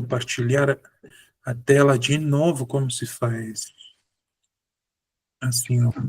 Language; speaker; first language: Portuguese; non-native, fluent; Spanish